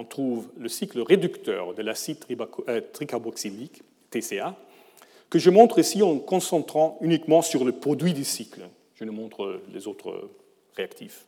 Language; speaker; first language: French; non-native, fluent; German